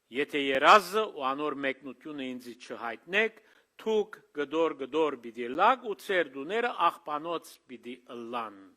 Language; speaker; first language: Armenian; early bilingual, heritage; Armenian